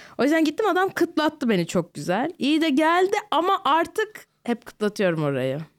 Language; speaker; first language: Turkish; early bilingual, heritage; Turkish